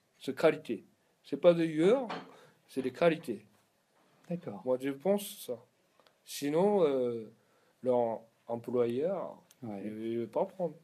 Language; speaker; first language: French; non-native, learner; Japanese